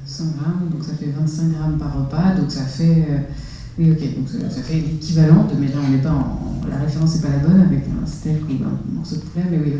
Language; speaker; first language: French; native; French